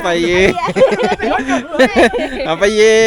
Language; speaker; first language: Hindi; non-native, local second language; Bangla